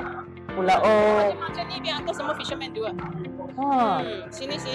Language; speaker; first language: Malay; non-native, local second language; Chinese